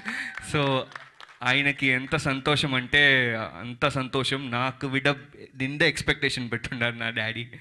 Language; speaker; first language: Telugu; early bilingual, heritage; Telugu